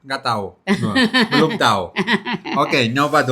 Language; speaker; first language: Indonesian; non-native, learner; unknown